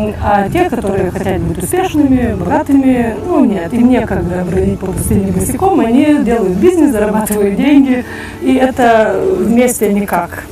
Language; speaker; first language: Russian; native; Russian